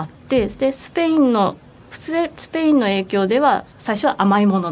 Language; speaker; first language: Japanese; native; Japanese